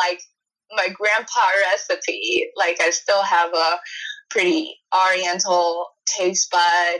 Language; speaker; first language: English; non-native, fluent; Chinese